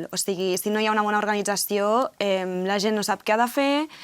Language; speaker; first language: Catalan; non-native, local second language; Spanish